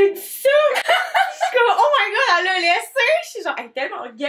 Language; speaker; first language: French; native; French